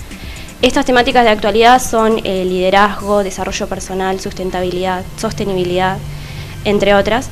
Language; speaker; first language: Spanish; native; Spanish